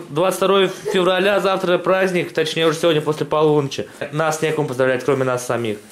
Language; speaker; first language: Russian; native; Russian